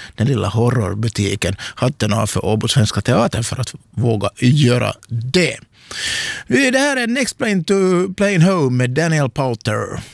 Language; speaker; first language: Swedish; native; Swedish